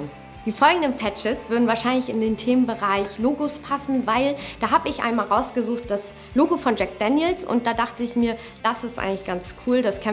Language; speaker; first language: German; native; German